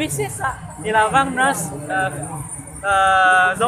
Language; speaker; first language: French; non-native, learner; Hmong